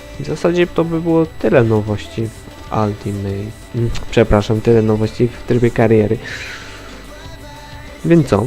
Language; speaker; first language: Polish; native; Polish